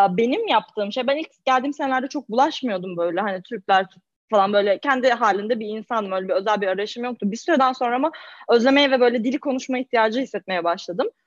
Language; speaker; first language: Turkish; native; Turkish